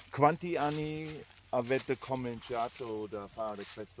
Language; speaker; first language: Italian; non-native, learner; German